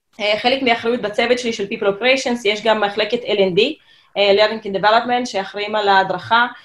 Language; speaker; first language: Hebrew; non-native, fluent; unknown